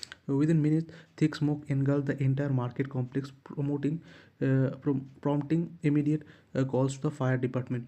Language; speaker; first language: English; non-native, local second language; Bangla